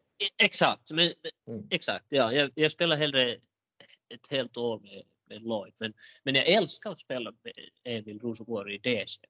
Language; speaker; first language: Swedish; non-native, local second language; Finnish